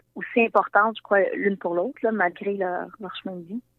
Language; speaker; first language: French; native; French